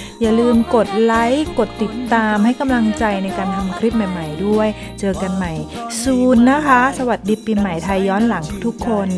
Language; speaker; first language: Thai; native; Thai